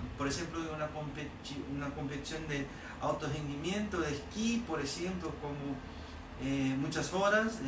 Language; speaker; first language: Spanish; non-native, learner; Portuguese